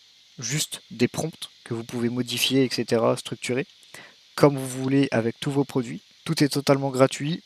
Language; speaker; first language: French; native; French